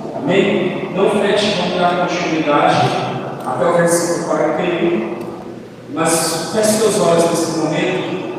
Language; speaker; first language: Portuguese; native; Portuguese